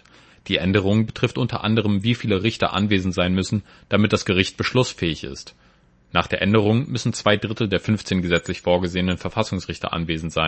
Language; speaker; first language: German; native; German